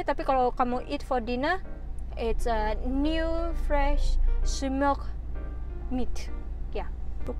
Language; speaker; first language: English; non-native, local second language; Malay